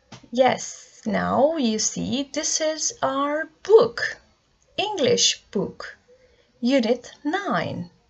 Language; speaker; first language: English; non-native, fluent; Turkish